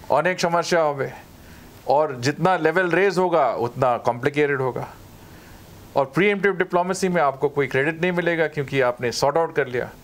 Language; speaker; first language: Hindi; non-native, local second language; Nepali